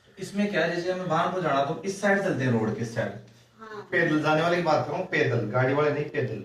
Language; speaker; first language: Hindi; native; Hindi